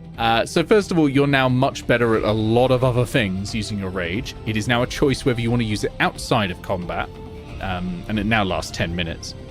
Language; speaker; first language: English; native; English